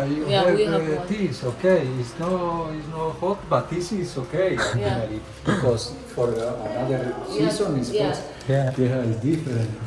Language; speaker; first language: English; non-native, learner; Italian